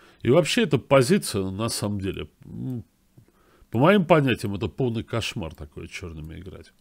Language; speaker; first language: Russian; native; Russian